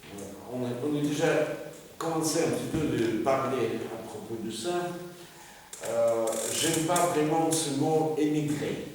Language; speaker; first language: French; non-native, fluent; Russian